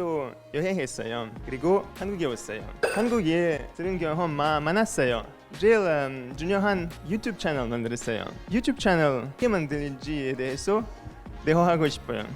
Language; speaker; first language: Korean; non-native, learner; French